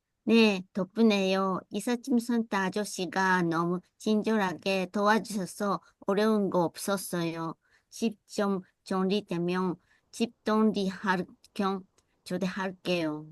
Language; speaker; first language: Korean; non-native, learner; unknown